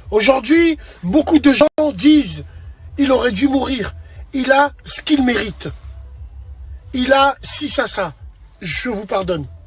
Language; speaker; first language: French; native; French